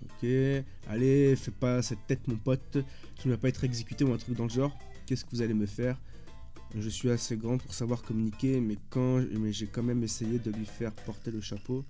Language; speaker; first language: French; native; French